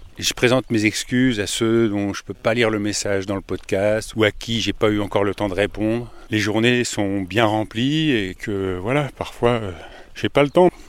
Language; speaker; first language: French; native; French